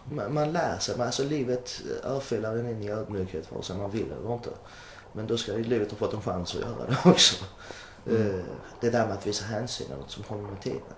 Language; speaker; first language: Swedish; early bilingual, other home language; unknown